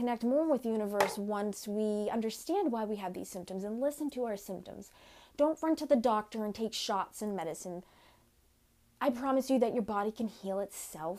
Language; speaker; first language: English; native; English